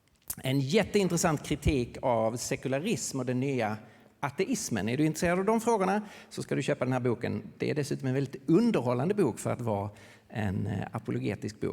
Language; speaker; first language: Swedish; native; Swedish